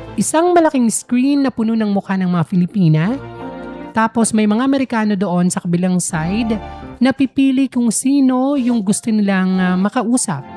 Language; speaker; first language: Filipino; non-native, local second language; Waray